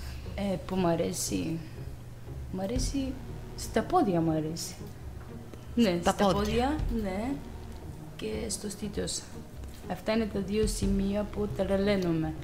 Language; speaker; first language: Greek; non-native, fluent; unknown